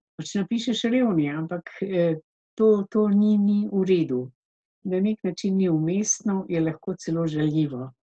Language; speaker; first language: Slovenian; native; Slovenian